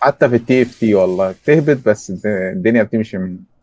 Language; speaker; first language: Arabic; native; Arabic